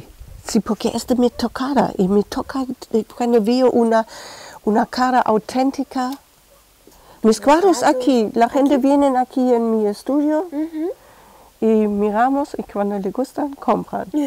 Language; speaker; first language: Spanish; non-native, fluent; German